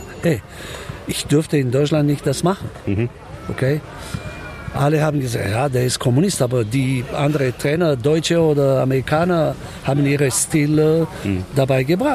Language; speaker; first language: German; non-native, fluent; Romanian